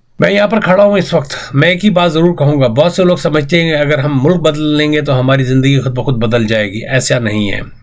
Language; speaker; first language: Urdu; native; Urdu